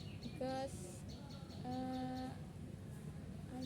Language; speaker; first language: English; non-native, learner; Indonesian